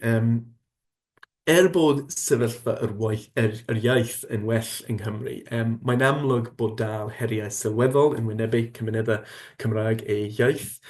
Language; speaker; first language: Welsh; non-native, fluent; English